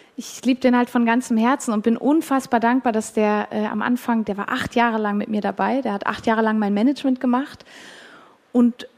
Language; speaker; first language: German; native; German